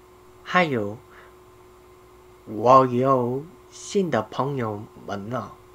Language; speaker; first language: Chinese; non-native, learner; Korean